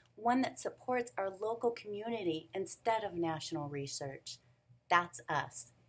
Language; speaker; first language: English; native; English